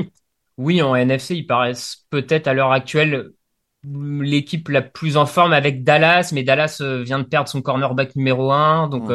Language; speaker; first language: French; native; French